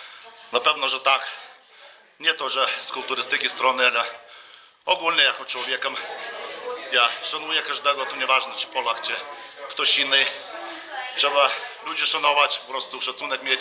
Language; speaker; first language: Polish; non-native, fluent; Lithuanian